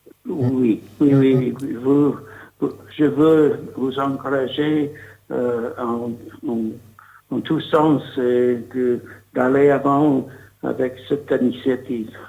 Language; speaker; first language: French; non-native, learner; English